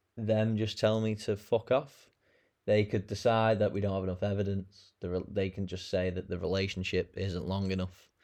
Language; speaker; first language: English; native; English